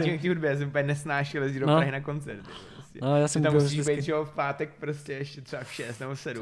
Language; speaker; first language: Czech; native; Czech